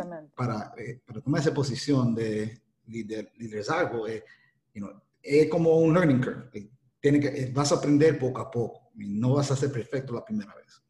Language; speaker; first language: Spanish; early bilingual, heritage; Spanish